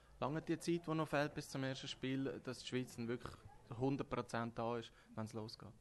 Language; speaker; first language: German; native; German